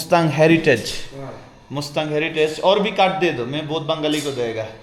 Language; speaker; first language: Hindi; non-native, learner; Bangla